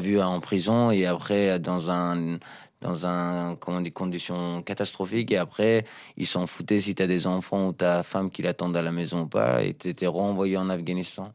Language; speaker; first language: French; non-native, fluent; Persian